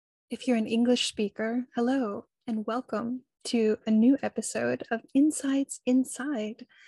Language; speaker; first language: English; native; English